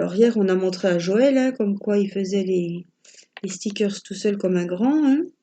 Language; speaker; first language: French; native; French